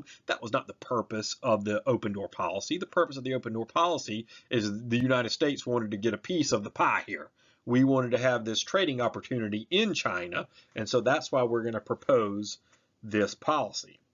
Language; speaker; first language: English; native; English